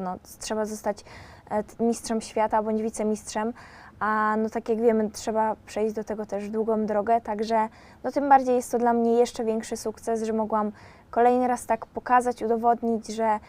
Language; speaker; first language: Polish; native; Polish